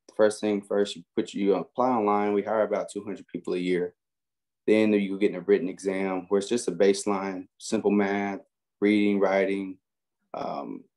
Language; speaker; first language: English; native; English